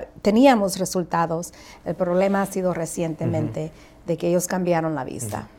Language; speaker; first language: Spanish; early bilingual, heritage; Spanish